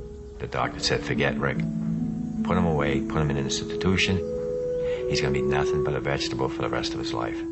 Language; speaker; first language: English; native; English